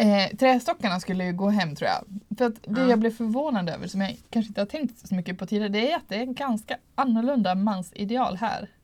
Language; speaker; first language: Swedish; native; Swedish